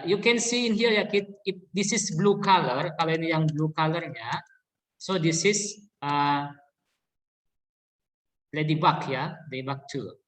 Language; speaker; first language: English; non-native, learner; Indonesian